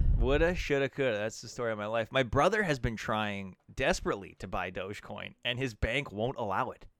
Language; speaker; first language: English; native; English